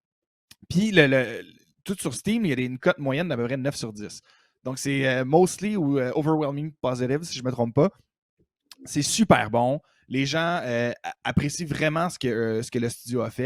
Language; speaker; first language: French; native; French